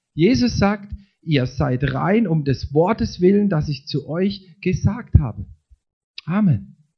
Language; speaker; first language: German; native; German